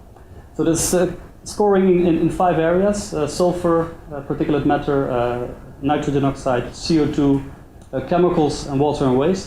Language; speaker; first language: English; non-native, fluent; Dutch